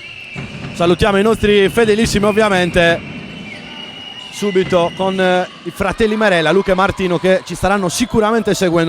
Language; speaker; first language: Italian; native; Italian